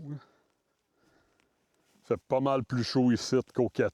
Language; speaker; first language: French; native; French